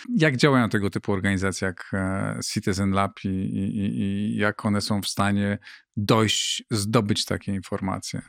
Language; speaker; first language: Polish; native; Polish